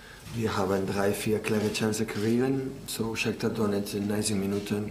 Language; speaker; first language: German; non-native, learner; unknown